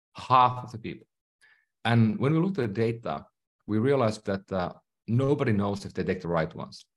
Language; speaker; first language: English; non-native, fluent; Finnish